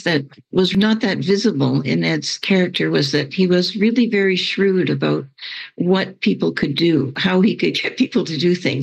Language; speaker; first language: English; native; English